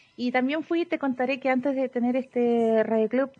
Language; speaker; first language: Spanish; native; Spanish